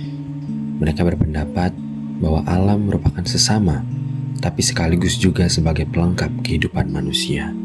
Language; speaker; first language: Indonesian; native; Indonesian